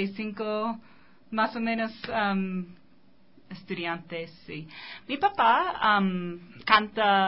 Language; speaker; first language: Spanish; non-native, learner; English